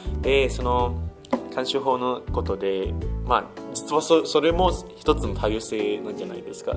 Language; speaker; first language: Japanese; non-native, fluent; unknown